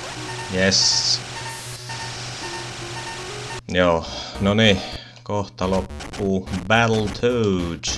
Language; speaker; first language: Finnish; native; Finnish